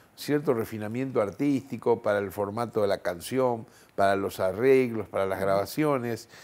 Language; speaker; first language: Spanish; native; Spanish